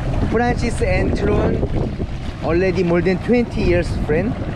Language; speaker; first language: English; non-native, learner; Korean